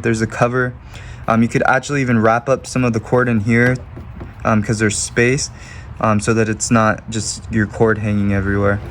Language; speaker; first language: English; native; English